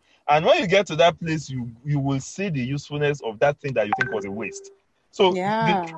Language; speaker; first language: English; non-native, local second language; Yoruba